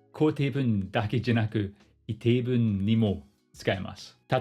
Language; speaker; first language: Japanese; non-native, fluent; English